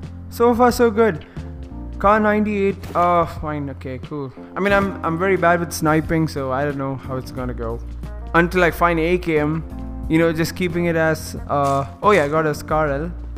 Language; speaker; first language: English; non-native, local second language; Malayalam